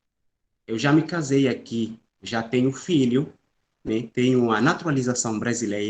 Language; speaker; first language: Portuguese; non-native, local second language; Upper Guinea Crioulo